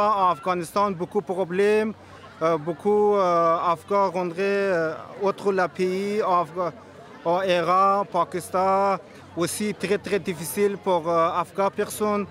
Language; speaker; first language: French; non-native, learner; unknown